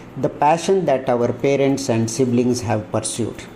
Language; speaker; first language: English; non-native, local second language; Marathi